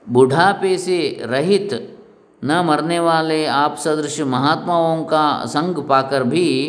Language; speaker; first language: Hindi; non-native, local second language; Kannada